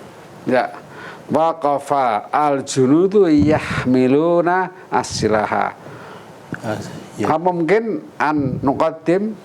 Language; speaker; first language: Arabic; non-native, fluent; Indonesian